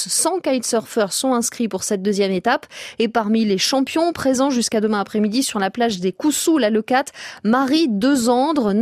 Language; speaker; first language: French; native; French